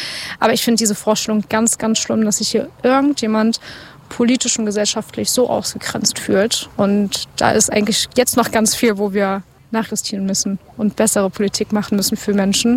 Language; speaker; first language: German; native; German